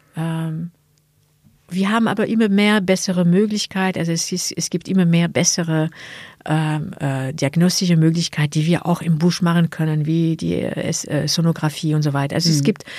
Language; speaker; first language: German; non-native, fluent; French